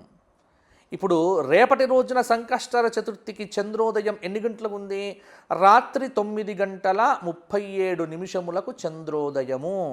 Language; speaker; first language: Telugu; native; Telugu